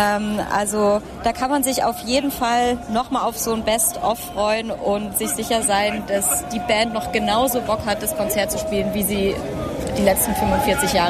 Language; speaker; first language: German; native; German